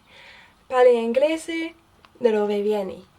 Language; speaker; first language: Italian; non-native, learner; English